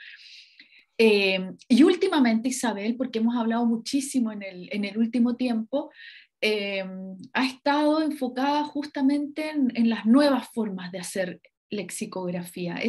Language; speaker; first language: Spanish; native; Spanish